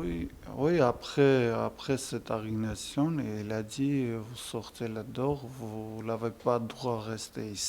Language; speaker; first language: French; non-native, learner; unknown